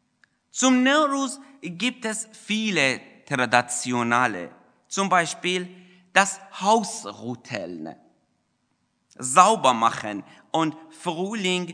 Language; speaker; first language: German; non-native, fluent; Persian